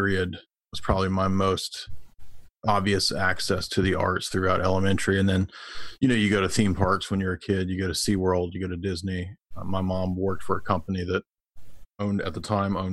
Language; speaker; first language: English; native; English